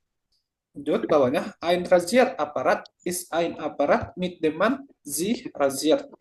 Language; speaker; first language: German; non-native, learner; Indonesian